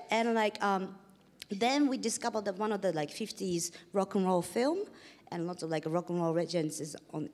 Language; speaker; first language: English; non-native, fluent; Japanese